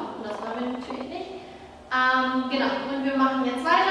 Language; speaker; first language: German; native; German